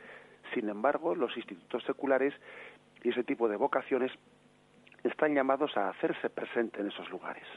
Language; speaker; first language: Spanish; native; Spanish